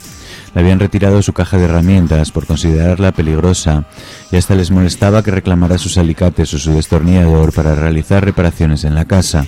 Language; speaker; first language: Spanish; native; Spanish